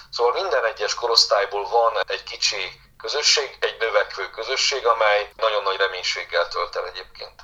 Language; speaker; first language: Hungarian; native; Hungarian